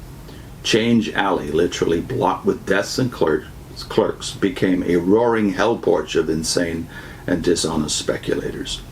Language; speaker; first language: English; native; English